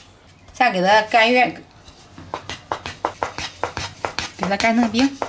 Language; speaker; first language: Chinese; native; Chinese